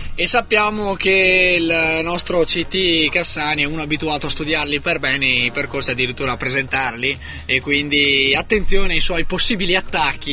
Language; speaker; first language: Italian; native; Italian